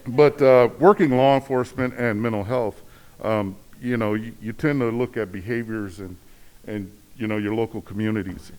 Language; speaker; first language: English; native; English